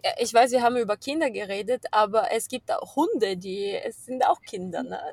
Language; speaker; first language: German; non-native, fluent; Portuguese